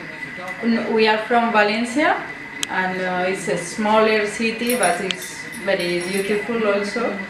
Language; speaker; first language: English; non-native, fluent; Spanish